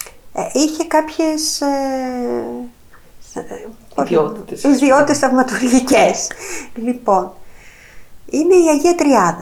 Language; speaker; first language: Greek; native; Greek